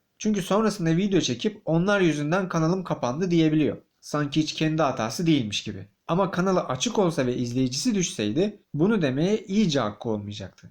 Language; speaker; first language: Turkish; native; Turkish